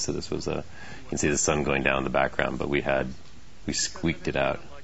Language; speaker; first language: English; native; English